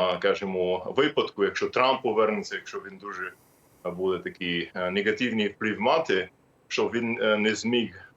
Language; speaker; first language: Ukrainian; non-native, fluent; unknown